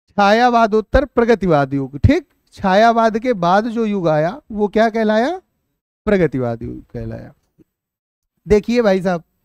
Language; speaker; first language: Hindi; native; Hindi